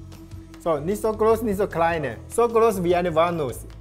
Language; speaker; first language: German; non-native, learner; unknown